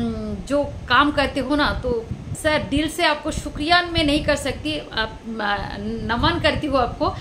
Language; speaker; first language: Hindi; non-native, local second language; Bangla